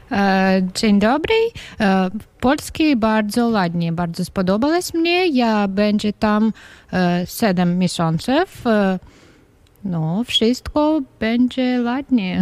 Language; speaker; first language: Polish; non-native, learner; Ukrainian